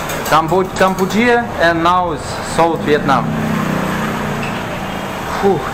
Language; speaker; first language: English; non-native, learner; Russian